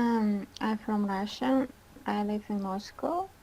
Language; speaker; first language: English; non-native, learner; Russian